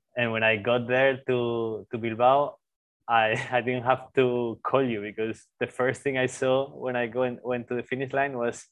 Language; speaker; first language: English; non-native, fluent; Spanish